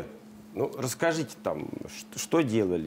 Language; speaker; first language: Russian; native; Russian